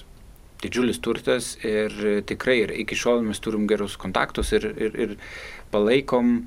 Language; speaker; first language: Lithuanian; non-native, fluent; German